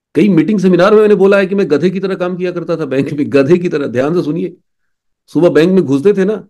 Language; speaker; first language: Hindi; native; Hindi